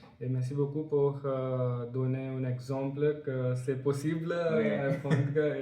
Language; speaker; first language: French; non-native, learner; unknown